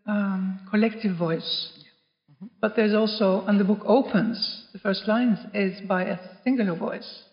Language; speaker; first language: English; non-native, fluent; Norwegian